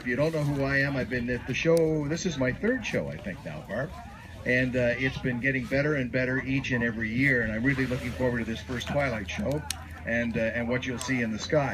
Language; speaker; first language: English; native; English